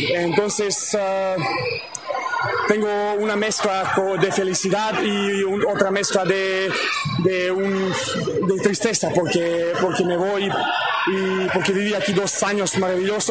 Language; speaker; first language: Spanish; non-native, fluent; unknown